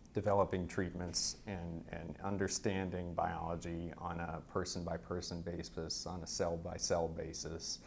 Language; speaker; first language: English; native; English